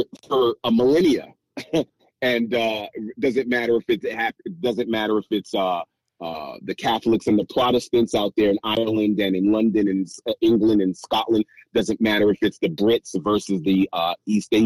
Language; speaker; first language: English; native; English